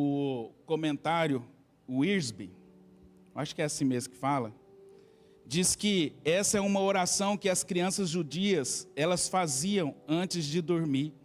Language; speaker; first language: Portuguese; native; Portuguese